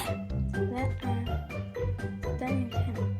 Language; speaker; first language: Arabic; native; Arabic